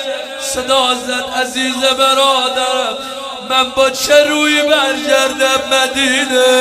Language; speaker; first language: Persian; native; Persian